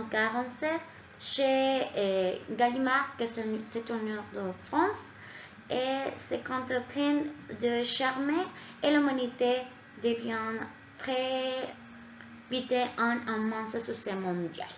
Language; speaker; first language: French; non-native, learner; Spanish